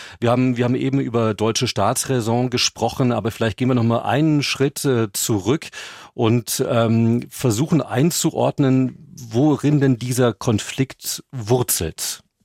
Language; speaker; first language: German; native; German